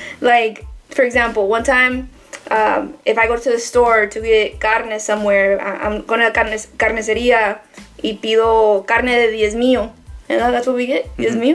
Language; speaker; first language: English; early bilingual, other home language; Spanish